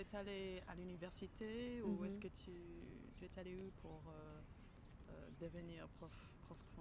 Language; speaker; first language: French; non-native, fluent; English